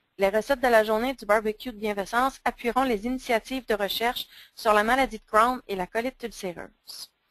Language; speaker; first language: French; native; French